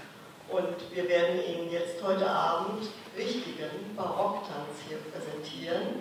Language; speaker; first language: German; native; German